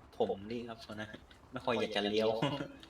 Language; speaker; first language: Thai; native; Thai